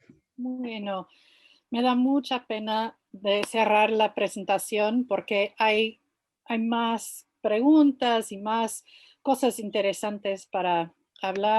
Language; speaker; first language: Spanish; non-native, fluent; English